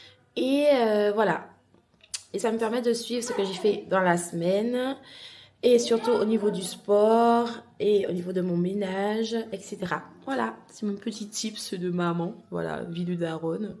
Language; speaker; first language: French; native; French